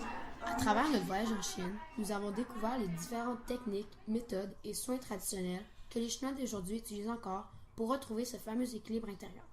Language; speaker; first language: French; native; French